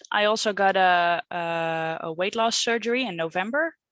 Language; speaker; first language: English; non-native, fluent; Dutch